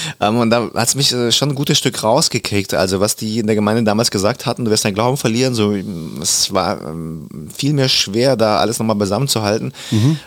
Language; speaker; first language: German; early bilingual, other home language; Russian